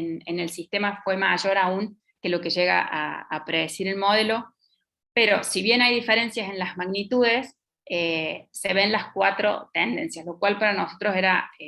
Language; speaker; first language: Spanish; native; Spanish